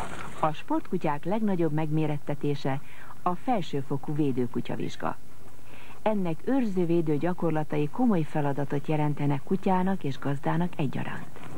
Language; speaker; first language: Hungarian; native; Hungarian